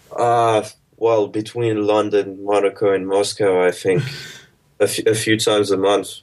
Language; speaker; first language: English; early bilingual, other home language; Russian